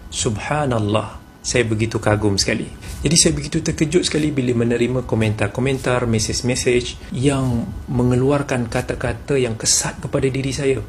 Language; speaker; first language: Malay; native; Malay